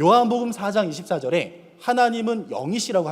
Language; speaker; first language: Korean; native; Korean